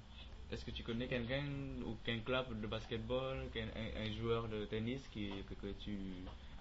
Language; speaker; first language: French; non-native, learner; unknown